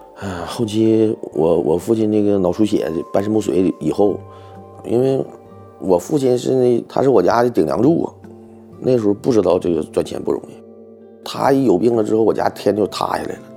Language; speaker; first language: Chinese; native; Chinese